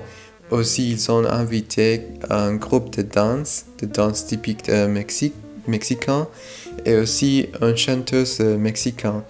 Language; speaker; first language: French; non-native, fluent; Spanish